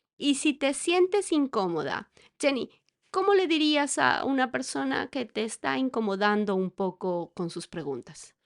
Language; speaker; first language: Spanish; native; Spanish